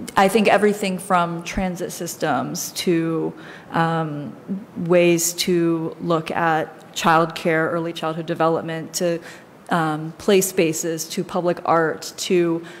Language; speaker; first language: English; native; English